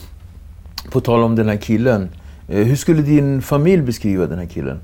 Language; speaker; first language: Swedish; native; Swedish